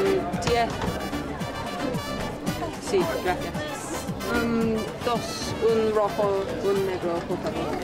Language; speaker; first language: Spanish; non-native, learner; English